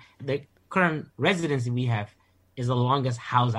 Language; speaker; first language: English; non-native, fluent; Somali